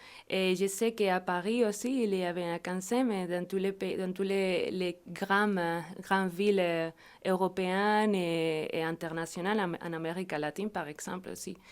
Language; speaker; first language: French; non-native, fluent; Spanish